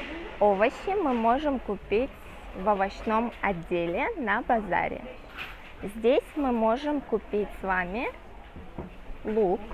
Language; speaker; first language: Russian; non-native, fluent; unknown